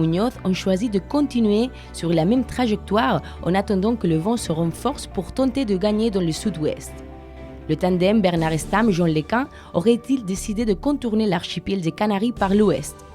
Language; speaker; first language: French; native; French